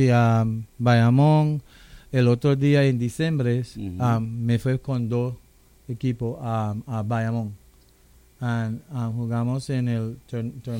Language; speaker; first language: Spanish; non-native, local second language; English